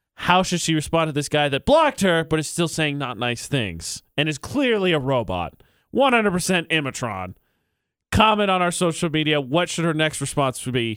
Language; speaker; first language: English; native; English